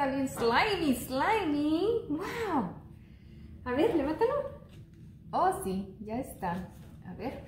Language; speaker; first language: Spanish; native; Spanish